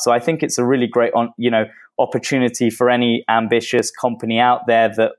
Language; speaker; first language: English; native; English